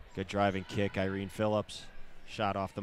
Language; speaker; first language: English; native; English